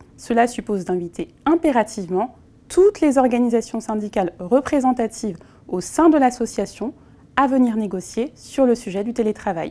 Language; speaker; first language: French; native; French